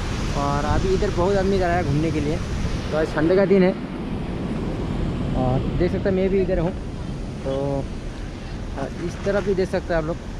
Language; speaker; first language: Hindi; non-native, local second language; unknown